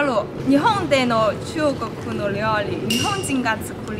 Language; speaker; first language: Japanese; non-native, learner; Chinese